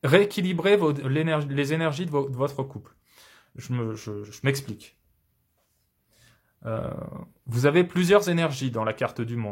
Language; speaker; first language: French; native; French